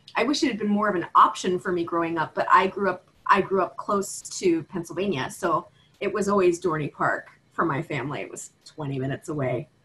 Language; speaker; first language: English; native; English